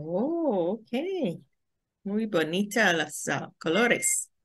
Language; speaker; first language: Spanish; non-native, learner; English